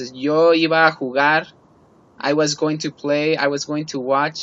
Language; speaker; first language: English; non-native, fluent; Spanish